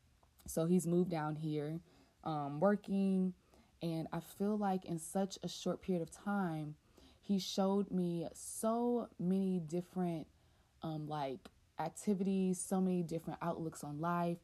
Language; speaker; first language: English; native; English